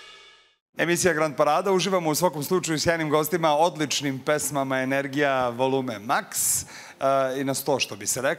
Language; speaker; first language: Serbian; native; Serbian